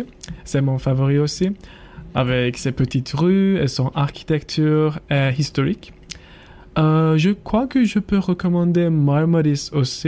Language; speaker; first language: French; non-native, learner; Turkish